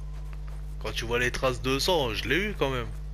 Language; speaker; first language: French; native; French